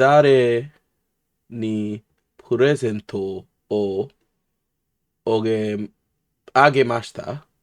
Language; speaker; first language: Japanese; non-native, learner; English